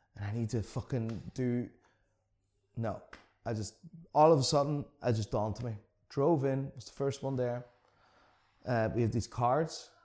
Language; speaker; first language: English; non-native, fluent; Dutch